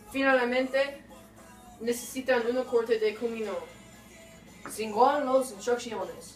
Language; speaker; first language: Spanish; non-native, learner; English